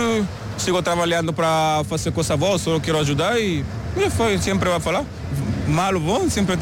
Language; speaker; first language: Portuguese; non-native, learner; Spanish